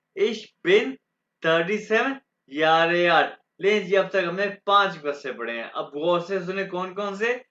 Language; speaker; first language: Urdu; non-native, local second language; Punjabi